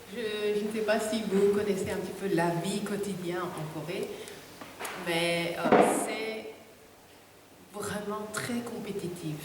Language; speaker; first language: French; non-native, fluent; Korean